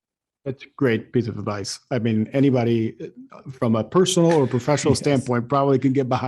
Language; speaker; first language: English; native; English